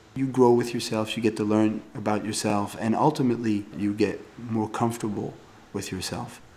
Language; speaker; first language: English; native; English